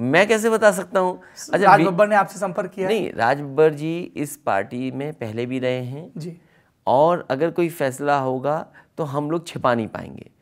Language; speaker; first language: Hindi; native; Hindi